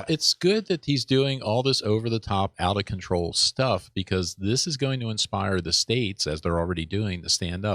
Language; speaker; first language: English; native; English